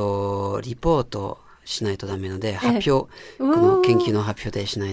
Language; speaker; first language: Japanese; non-native, fluent; French